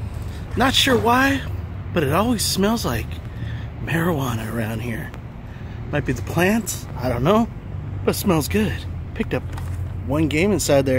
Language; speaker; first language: English; native; English